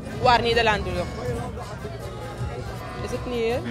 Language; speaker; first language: Dutch; non-native, learner; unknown